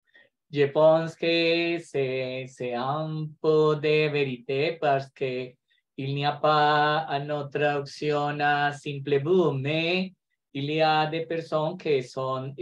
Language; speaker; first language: French; non-native, learner; Spanish